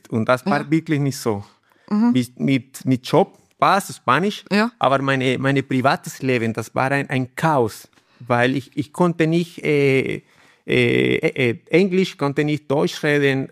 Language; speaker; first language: German; non-native, learner; Spanish